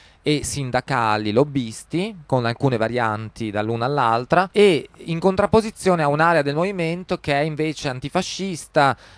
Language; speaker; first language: Italian; native; Italian